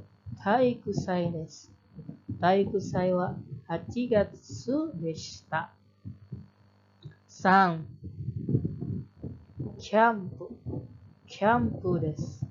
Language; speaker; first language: Japanese; non-native, fluent; Indonesian